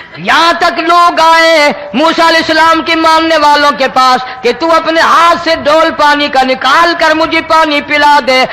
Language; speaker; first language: Urdu; non-native, local second language; Punjabi